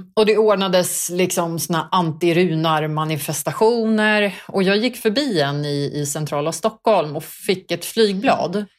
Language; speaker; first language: Swedish; early bilingual, other home language; Kurdish